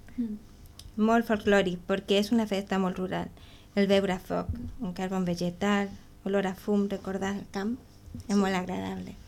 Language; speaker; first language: Catalan; non-native, learner; Spanish